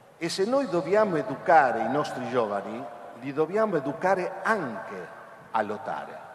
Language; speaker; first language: Italian; non-native, fluent; Spanish